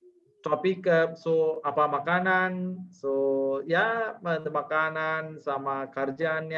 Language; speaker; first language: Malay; non-native, learner; Sinhala